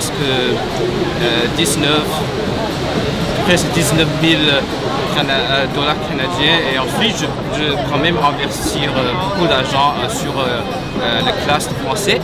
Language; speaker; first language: French; non-native, fluent; Chinese